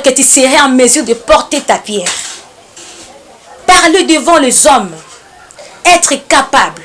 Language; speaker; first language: French; non-native, local second language; Lingala